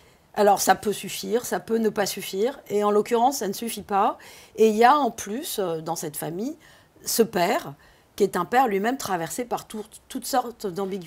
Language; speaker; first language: French; native; French